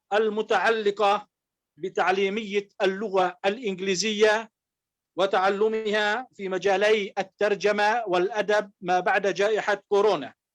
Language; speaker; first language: Arabic; native; Arabic